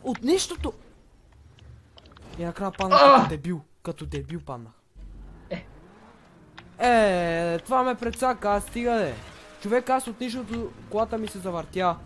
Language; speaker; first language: Bulgarian; native; Bulgarian